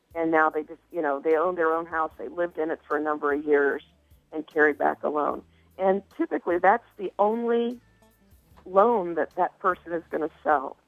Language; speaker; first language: English; native; English